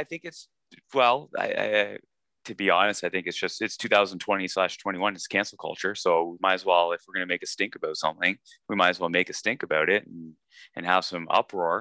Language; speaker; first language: English; native; English